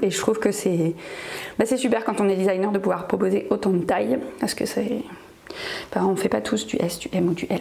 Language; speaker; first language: French; native; French